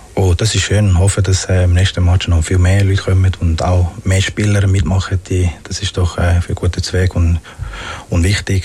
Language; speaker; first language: German; non-native, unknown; Spanish